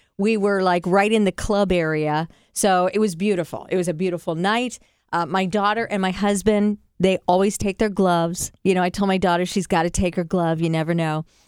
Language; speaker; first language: English; native; English